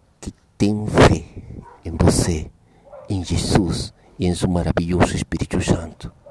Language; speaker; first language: Portuguese; non-native, learner; Spanish